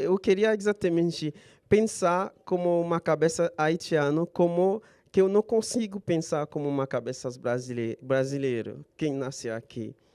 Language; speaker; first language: Portuguese; non-native, fluent; Haitian Creole